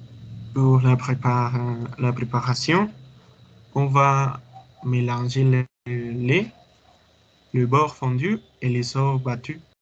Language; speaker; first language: French; non-native, learner; Spanish